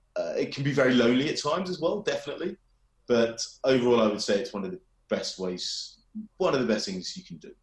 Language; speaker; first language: English; native; English